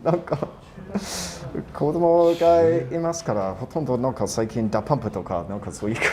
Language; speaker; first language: Japanese; non-native, fluent; English